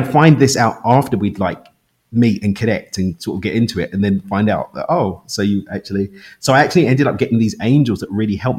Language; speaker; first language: English; native; English